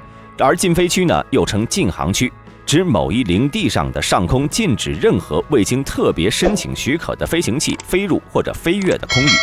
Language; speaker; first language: Chinese; native; Chinese